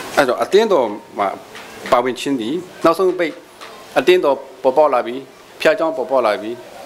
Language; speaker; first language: Burmese; non-native, local second language; Kachin